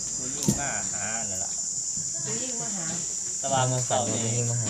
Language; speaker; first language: Thai; native; Thai